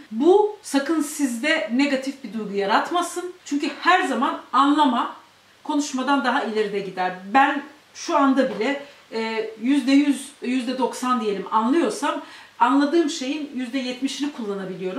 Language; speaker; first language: Turkish; native; Turkish